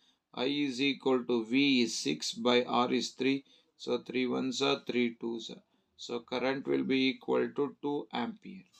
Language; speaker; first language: English; non-native, local second language; Kannada